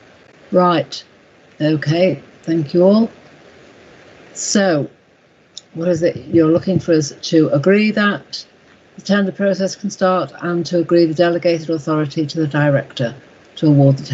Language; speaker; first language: English; native; English